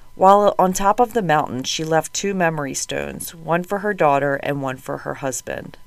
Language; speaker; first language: English; native; English